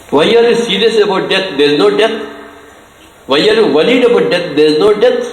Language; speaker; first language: English; non-native, local second language; Telugu